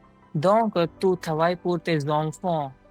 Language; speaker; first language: French; non-native, learner; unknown